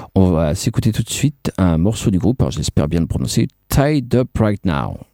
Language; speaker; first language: French; native; French